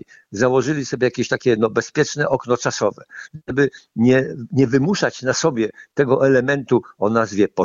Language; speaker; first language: Polish; native; Polish